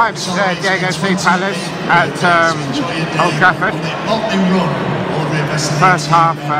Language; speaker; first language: English; native; English